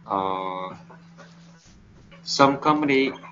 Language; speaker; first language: English; non-native, learner; Vietnamese